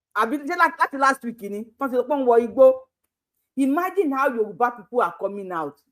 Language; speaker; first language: English; non-native, local second language; Yoruba